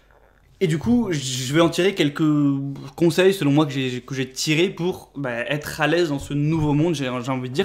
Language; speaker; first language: French; native; French